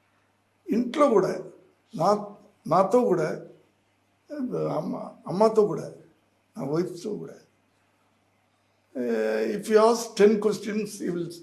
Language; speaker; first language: Telugu; non-native, learner; Tamil